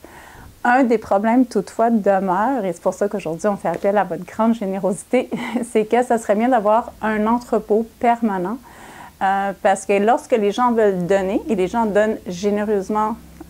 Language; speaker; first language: French; native; French